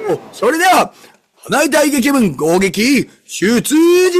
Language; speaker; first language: Japanese; native; Japanese